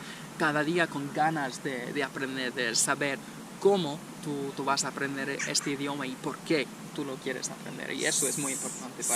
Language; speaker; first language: Spanish; non-native, fluent; English